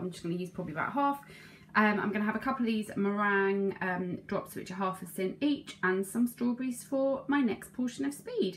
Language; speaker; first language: English; native; English